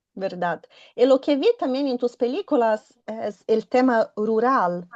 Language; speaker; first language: Spanish; non-native, fluent; Portuguese